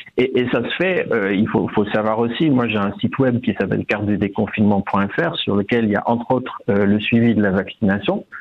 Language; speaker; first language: French; non-native, fluent; Dutch